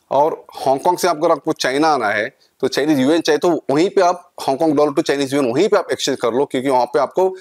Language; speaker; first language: Hindi; non-native, local second language; Kannada